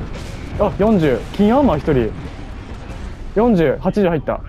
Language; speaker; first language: Japanese; native; Japanese